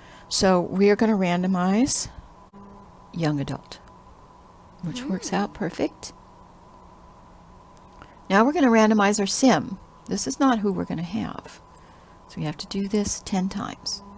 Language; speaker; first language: English; native; English